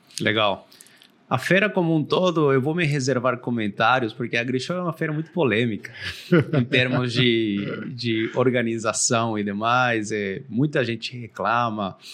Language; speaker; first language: Portuguese; non-native, fluent; Spanish